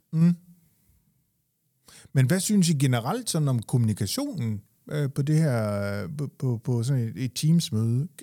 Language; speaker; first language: Danish; native; Danish